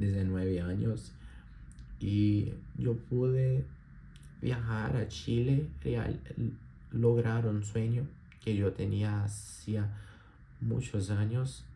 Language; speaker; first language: Spanish; non-native, learner; Portuguese